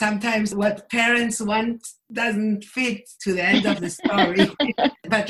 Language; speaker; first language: English; non-native, fluent; Spanish